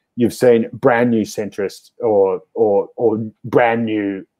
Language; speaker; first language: English; native; English